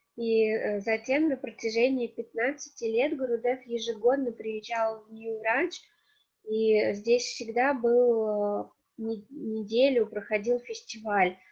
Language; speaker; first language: Russian; native; Russian